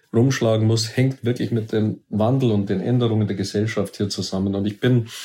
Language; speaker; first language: German; native; German